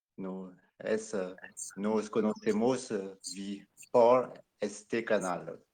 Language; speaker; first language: Spanish; non-native, learner; French